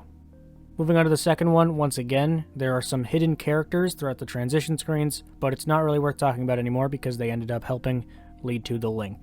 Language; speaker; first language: English; native; English